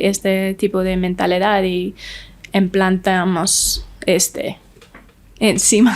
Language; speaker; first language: Spanish; non-native, learner; English